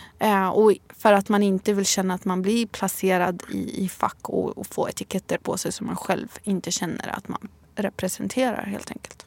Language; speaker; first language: Swedish; early bilingual, other home language; Arabic